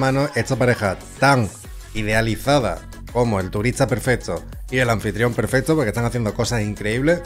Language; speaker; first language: Spanish; native; Spanish